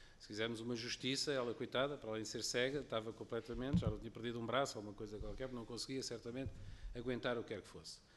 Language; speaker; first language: Portuguese; native; Portuguese